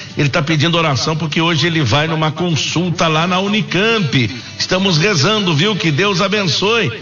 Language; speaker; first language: Portuguese; native; Portuguese